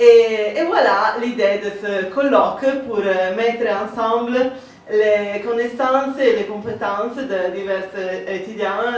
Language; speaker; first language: French; non-native, fluent; Italian